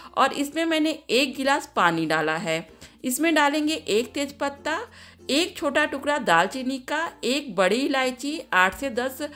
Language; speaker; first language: Hindi; native; Hindi